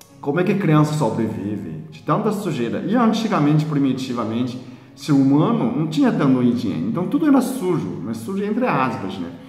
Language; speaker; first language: Portuguese; non-native, fluent; Chinese